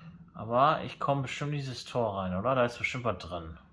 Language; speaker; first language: German; native; German